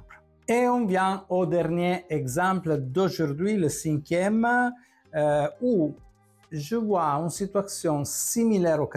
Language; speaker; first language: French; non-native, fluent; Italian